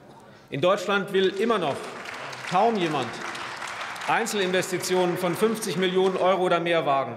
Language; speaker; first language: German; native; German